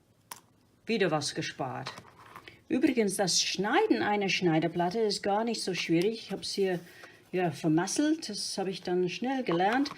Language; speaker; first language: German; non-native, fluent; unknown